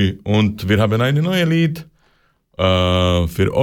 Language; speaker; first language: German; non-native, learner; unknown